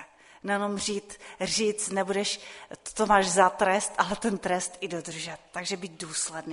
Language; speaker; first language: Czech; non-native, local second language; Polish